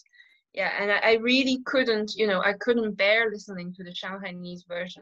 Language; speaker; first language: English; non-native, fluent; Wu Chinese